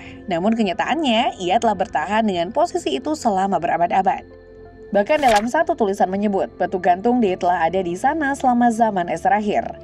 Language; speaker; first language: Indonesian; native; Indonesian